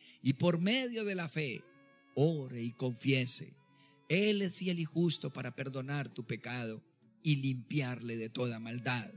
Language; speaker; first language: Spanish; native; Spanish